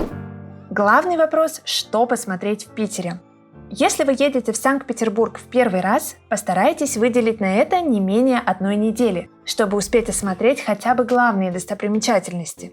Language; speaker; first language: Russian; native; Russian